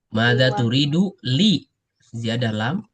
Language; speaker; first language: Arabic; non-native, fluent; Indonesian